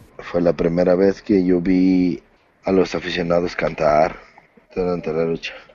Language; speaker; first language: Spanish; native; Spanish